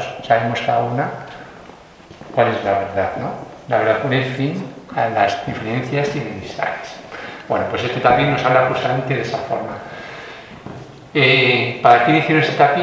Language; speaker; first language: Spanish; native; Spanish